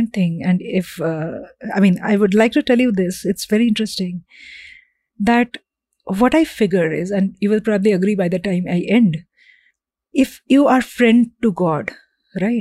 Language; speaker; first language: English; non-native, local second language; Bangla